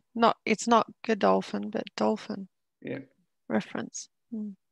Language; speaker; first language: English; native; English